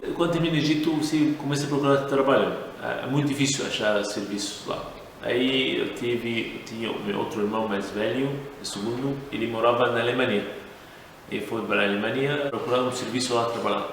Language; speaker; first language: Portuguese; non-native, learner; Arabic